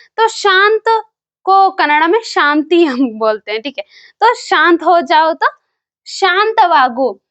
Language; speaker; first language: Hindi; non-native, local second language; Kannada